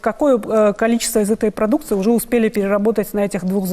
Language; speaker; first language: Russian; native; Russian